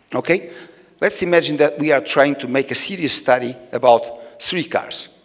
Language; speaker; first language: English; non-native, fluent; Portuguese